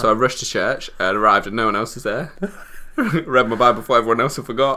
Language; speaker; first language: English; native; English